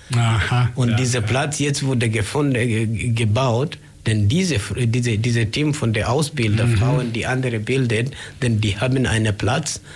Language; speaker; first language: German; non-native, learner; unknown